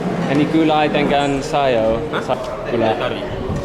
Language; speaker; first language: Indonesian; non-native, learner; English